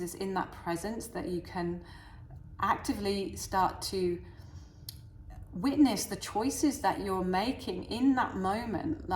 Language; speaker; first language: English; native; English